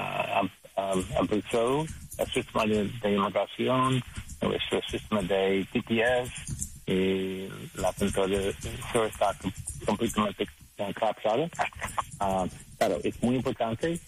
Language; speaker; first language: Spanish; non-native, learner; English